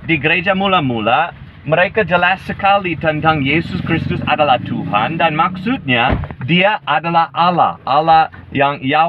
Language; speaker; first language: Indonesian; non-native, fluent; English